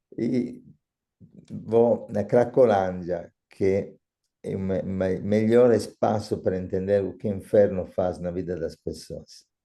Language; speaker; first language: Portuguese; non-native, fluent; Italian